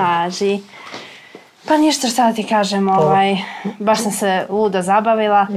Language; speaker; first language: Serbian; native; Serbian